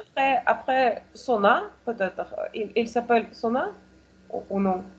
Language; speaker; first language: French; non-native, learner; Russian